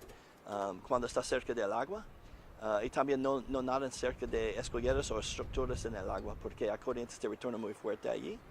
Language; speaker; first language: Spanish; non-native, learner; English